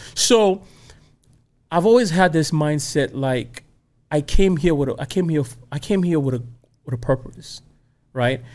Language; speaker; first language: English; non-native, local second language; Igbo